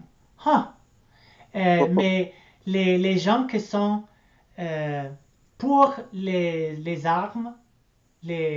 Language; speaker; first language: French; non-native, learner; English